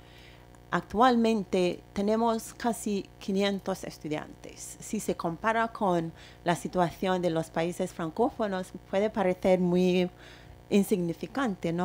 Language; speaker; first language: Spanish; non-native, fluent; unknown